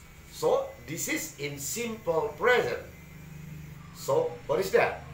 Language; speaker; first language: English; non-native, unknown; Indonesian